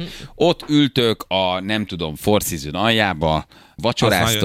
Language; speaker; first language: Hungarian; native; Hungarian